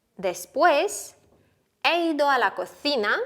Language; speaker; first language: Spanish; non-native, fluent; Ukrainian